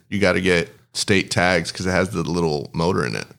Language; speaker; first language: English; early bilingual, other home language; Spanish